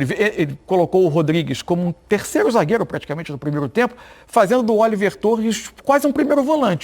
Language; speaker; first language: Portuguese; native; Portuguese